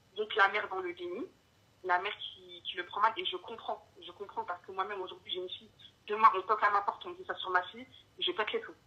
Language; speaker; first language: French; early bilingual, other home language; Arabic